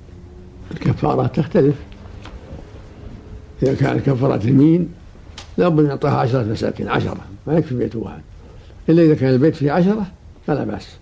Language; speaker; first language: Arabic; native; Arabic